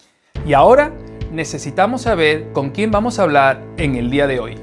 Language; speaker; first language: Spanish; native; Spanish